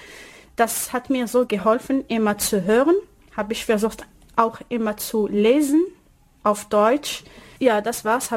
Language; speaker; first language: German; non-native, learner; Arabic